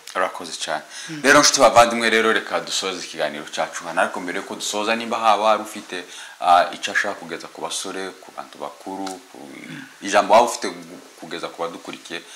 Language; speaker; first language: Kinyarwanda; native; Kinyarwanda